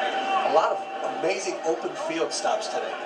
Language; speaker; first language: English; native; English